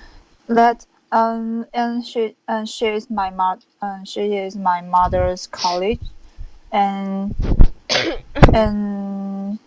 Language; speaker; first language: English; non-native, learner; Chinese